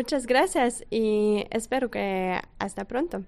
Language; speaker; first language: Spanish; non-native, fluent; French